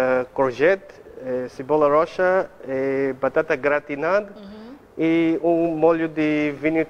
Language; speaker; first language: Portuguese; non-native, learner; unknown